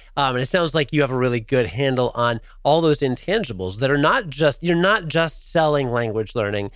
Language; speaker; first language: English; native; English